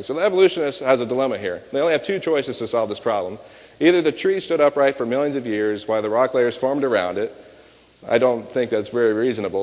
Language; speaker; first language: English; native; English